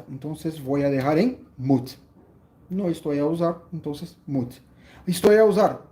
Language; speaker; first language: Spanish; non-native, fluent; Portuguese